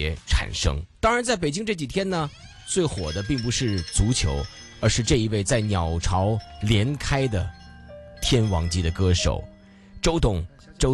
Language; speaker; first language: Chinese; native; Chinese